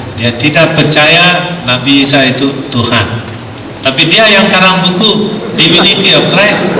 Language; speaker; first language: Malay; non-native, local second language; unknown